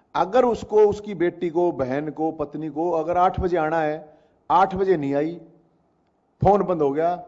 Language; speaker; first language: Hindi; native; Hindi